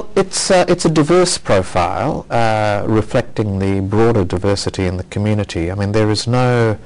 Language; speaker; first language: English; native; English